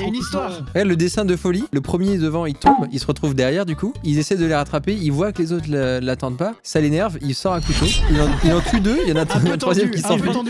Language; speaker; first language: French; native; French